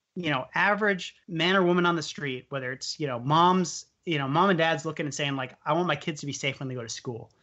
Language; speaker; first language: English; native; English